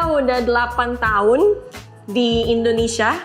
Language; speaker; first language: Indonesian; non-native, learner; Filipino